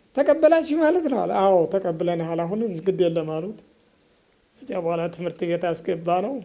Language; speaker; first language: Amharic; native; Amharic